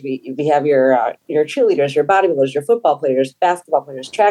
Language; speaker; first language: English; native; English